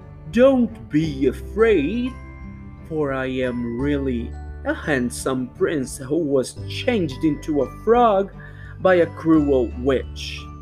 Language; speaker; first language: English; non-native, fluent; Portuguese